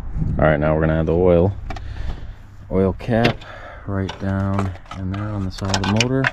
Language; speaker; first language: English; native; English